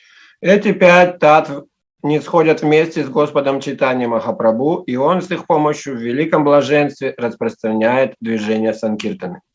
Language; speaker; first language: Russian; native; Russian